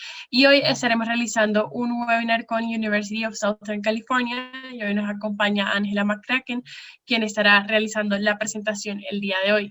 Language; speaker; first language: Spanish; native; Spanish